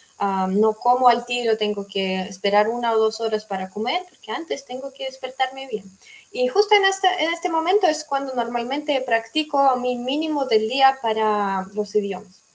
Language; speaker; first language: Spanish; non-native, fluent; Russian